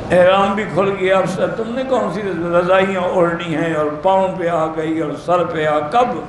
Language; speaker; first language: Urdu; native; Urdu